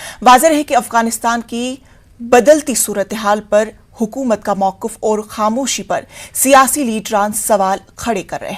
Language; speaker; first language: Hindi; native; Hindi